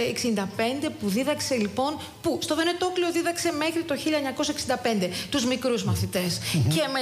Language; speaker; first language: Greek; native; Greek